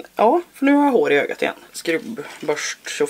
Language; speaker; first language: Swedish; native; Swedish